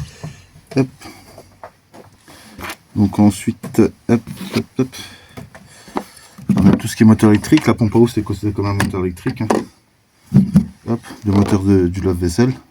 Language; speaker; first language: French; native; French